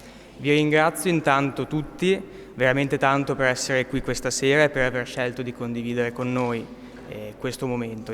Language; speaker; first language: Italian; native; Italian